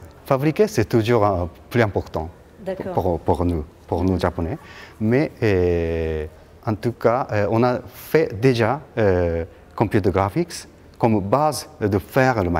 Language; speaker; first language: French; non-native, learner; Japanese